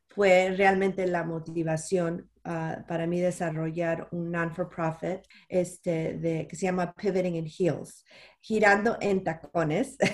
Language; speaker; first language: Spanish; early bilingual, heritage; Spanish